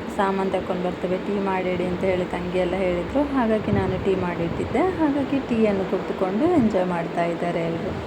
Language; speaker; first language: Kannada; non-native, local second language; Konkani